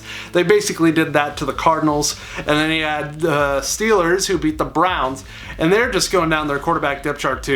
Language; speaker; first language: English; native; English